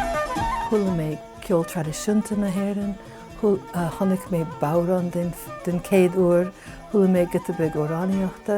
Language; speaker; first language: Irish; non-native, fluent; English